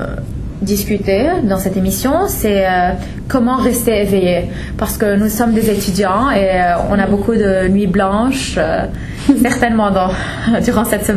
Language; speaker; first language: French; non-native, fluent; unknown